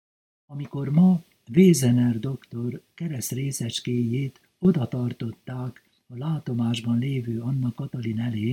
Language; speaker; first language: Hungarian; native; Hungarian